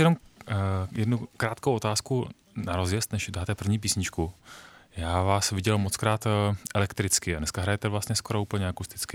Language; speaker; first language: Czech; native; Czech